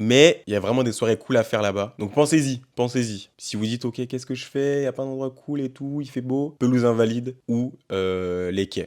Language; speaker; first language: French; native; French